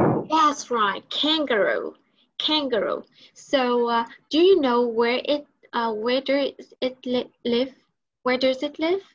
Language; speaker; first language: English; non-native, learner; Vietnamese